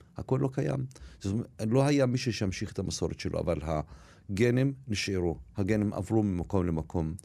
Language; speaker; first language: Hebrew; non-native, local second language; Arabic